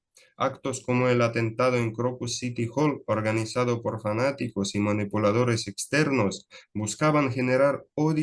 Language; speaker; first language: Spanish; non-native, fluent; Russian